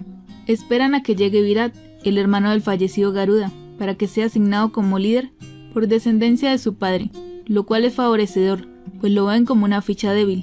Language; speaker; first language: Spanish; native; Spanish